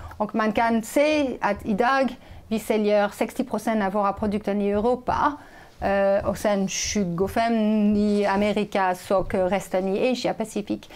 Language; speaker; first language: Swedish; non-native, fluent; French